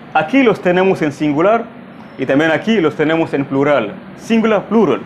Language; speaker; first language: Spanish; non-native, fluent; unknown